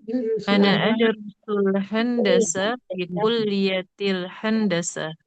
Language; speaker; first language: Arabic; non-native, learner; Indonesian